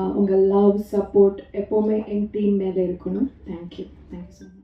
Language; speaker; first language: Tamil; non-native, local second language; Kannada